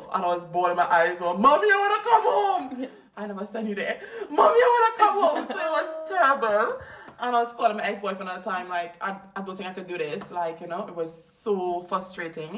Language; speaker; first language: English; native; English